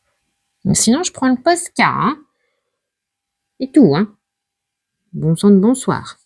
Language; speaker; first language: French; native; French